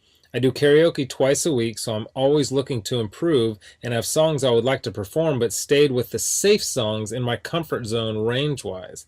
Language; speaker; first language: English; native; English